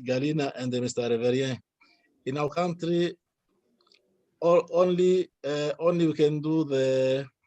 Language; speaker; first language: English; non-native, learner; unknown